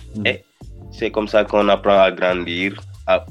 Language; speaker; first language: French; non-native, local second language; Wolof